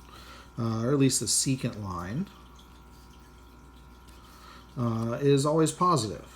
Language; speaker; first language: English; native; English